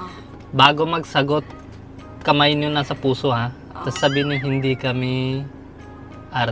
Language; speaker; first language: Filipino; non-native, learner; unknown